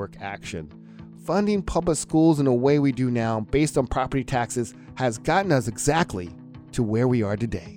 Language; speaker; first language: English; native; English